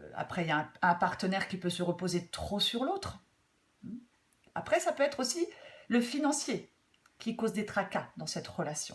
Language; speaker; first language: French; native; French